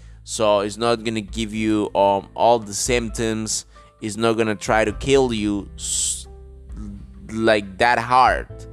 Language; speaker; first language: English; non-native, fluent; Spanish